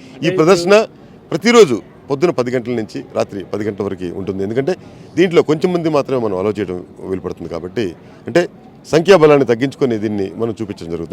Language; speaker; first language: Telugu; native; Telugu